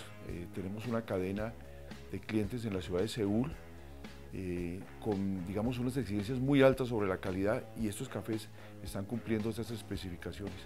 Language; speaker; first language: Spanish; native; Spanish